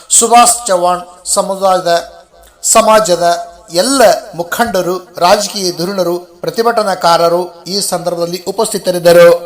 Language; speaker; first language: Kannada; native; Kannada